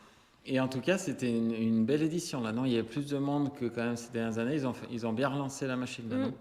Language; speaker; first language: French; native; French